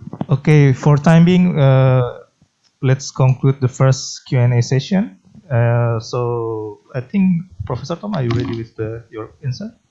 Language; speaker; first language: English; non-native, fluent; Indonesian